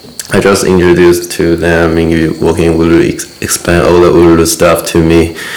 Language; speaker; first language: English; non-native, learner; Chinese